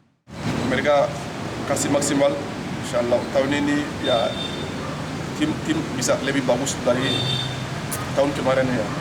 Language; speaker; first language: Indonesian; non-native, fluent; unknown